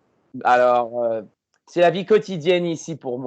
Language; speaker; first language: French; non-native, learner; English